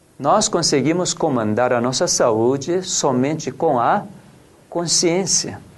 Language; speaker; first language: Portuguese; non-native, fluent; Korean